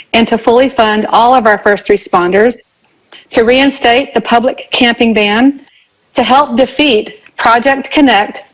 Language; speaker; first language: English; native; English